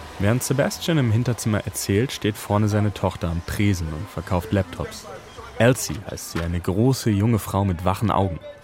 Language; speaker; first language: German; native; German